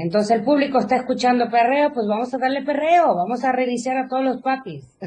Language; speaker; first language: Spanish; native; Spanish